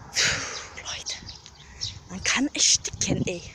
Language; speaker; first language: German; early bilingual, other home language; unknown